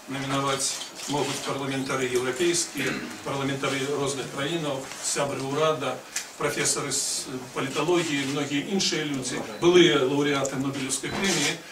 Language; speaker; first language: Belarusian; non-native, local second language; Russian